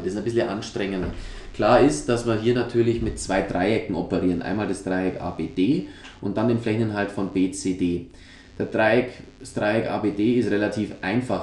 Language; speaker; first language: German; native; German